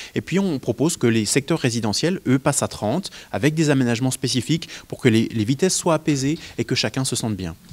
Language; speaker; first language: French; native; French